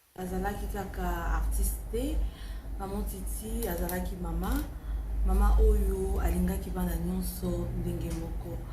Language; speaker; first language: Lingala; native; Lingala